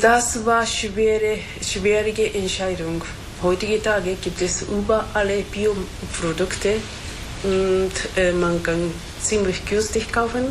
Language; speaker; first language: German; non-native, fluent; Japanese